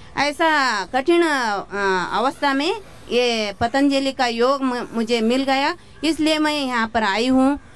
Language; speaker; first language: Hindi; non-native, local second language; Kannada